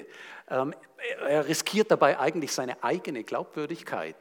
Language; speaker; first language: German; native; German